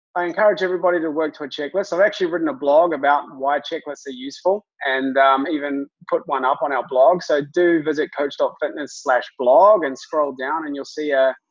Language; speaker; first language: English; native; English